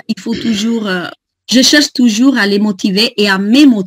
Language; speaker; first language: French; non-native, fluent; Italian